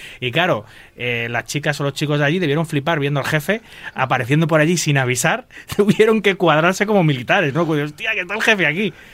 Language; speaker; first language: Spanish; native; Spanish